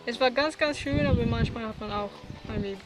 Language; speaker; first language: German; non-native, fluent; Swedish